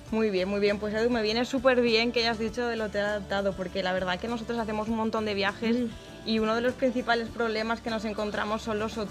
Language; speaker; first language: Spanish; native; Spanish